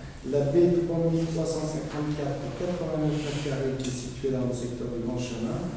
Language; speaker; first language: French; native; French